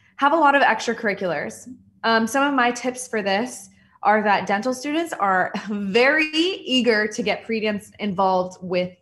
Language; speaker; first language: English; native; English